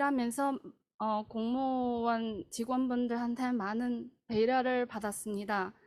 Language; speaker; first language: Korean; non-native, fluent; Chinese